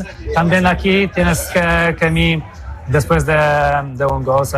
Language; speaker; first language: Spanish; non-native, fluent; Polish